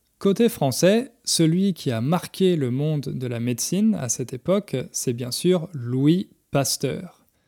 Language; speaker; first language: French; native; French